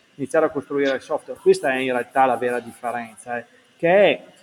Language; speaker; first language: Italian; native; Italian